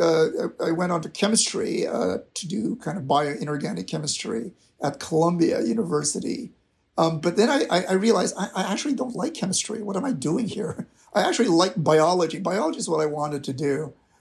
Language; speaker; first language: English; non-native, local second language; Filipino